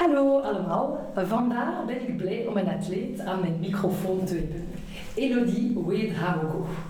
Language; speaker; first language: Dutch; non-native, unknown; French